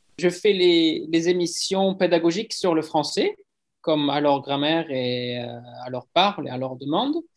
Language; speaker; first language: French; non-native, fluent; Swedish